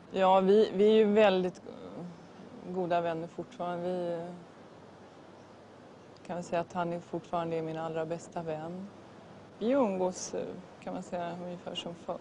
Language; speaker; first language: Swedish; native; Swedish